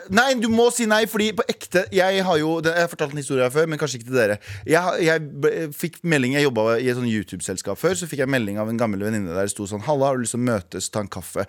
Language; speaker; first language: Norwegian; early bilingual, other home language; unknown